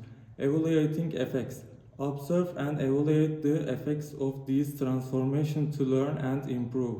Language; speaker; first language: English; non-native, learner; Turkish